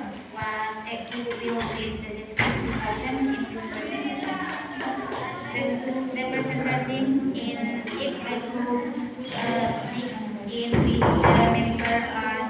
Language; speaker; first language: English; non-native, learner; Indonesian